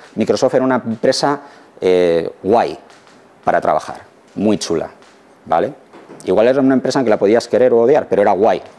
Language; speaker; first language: Spanish; native; Spanish